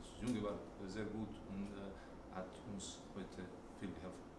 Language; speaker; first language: German; non-native, learner; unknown